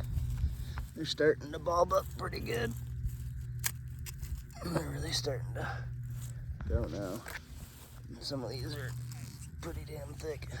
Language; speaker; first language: English; native; English